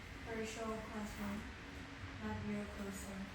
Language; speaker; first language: English; non-native, learner; Korean